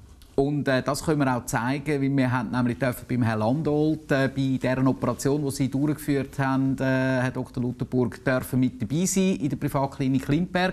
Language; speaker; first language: German; native; German